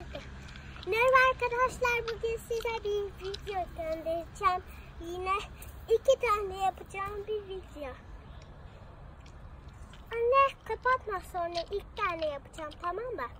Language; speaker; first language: Turkish; early bilingual, heritage; Turkish